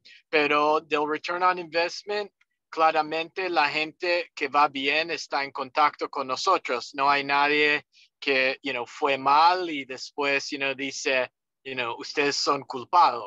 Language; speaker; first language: Spanish; non-native, fluent; English